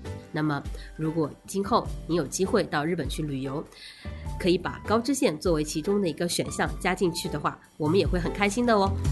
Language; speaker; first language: Chinese; native; Chinese